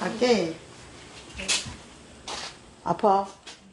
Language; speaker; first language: Korean; native; Korean